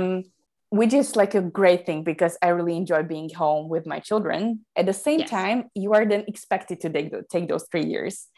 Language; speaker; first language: English; non-native, fluent; Slovak